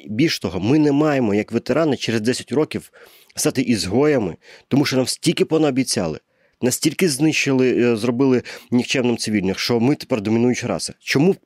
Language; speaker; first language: Ukrainian; non-native, local second language; Russian